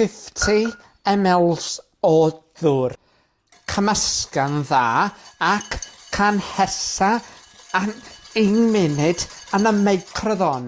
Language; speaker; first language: Welsh; non-native, learner; English